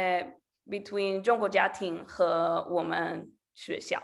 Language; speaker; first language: Chinese; non-native, learner; Spanish